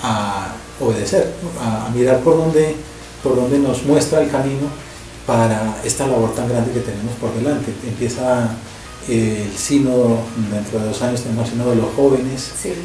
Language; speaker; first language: Spanish; native; Spanish